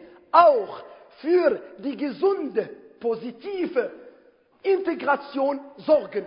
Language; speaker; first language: German; non-native, fluent; Arabic